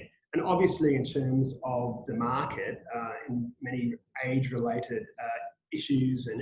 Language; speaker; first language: English; native; English